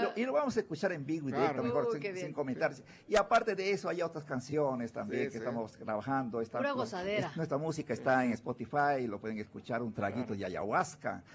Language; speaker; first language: Spanish; native; Spanish